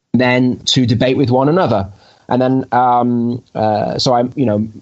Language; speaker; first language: English; native; English